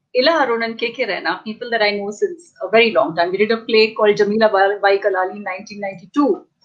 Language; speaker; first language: English; non-native, local second language; Hindi